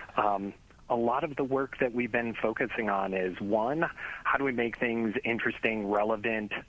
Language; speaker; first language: English; native; English